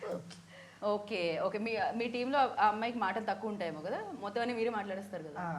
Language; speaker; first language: Telugu; native; Telugu